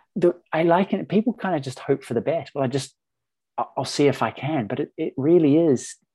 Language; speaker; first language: English; native; English